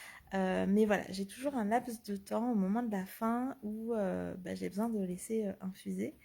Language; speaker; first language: French; native; French